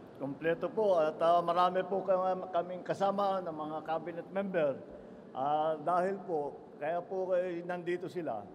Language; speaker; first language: Filipino; native; Filipino